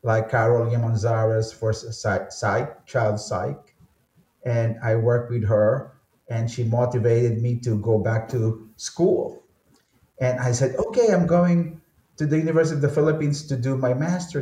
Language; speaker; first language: English; non-native, local second language; Filipino